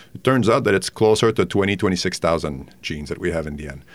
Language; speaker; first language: English; non-native, fluent; French